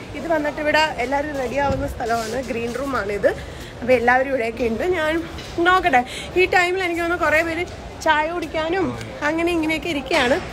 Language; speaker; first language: Malayalam; native; Malayalam